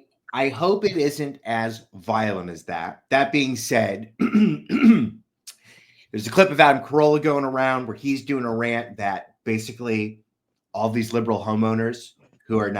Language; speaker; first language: English; native; English